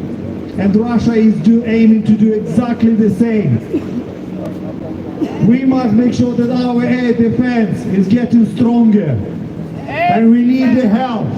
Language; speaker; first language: English; non-native, fluent; Ukrainian